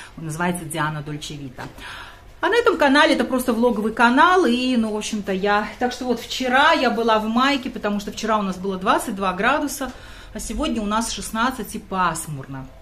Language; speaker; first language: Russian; non-native, local second language; Latvian